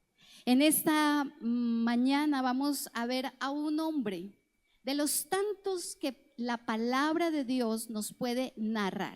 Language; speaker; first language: Spanish; native; Spanish